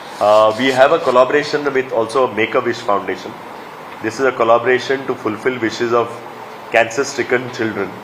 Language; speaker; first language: English; non-native, local second language; Konkani